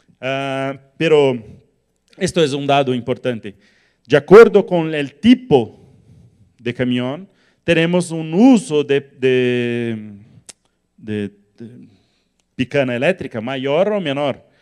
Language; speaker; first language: Spanish; non-native, learner; Portuguese